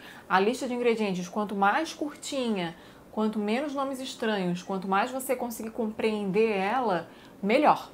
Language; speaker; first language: Portuguese; native; Portuguese